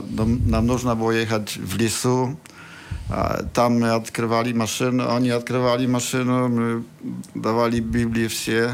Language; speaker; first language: Russian; non-native, learner; Polish